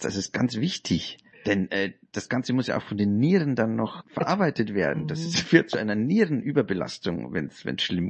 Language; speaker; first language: German; native; German